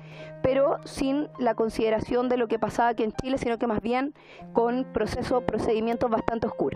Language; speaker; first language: Spanish; native; Spanish